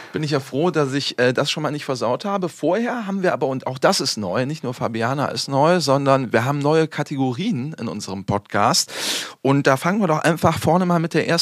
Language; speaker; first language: German; native; German